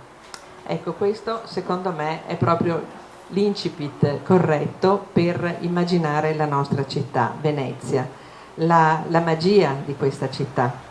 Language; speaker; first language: Italian; native; Italian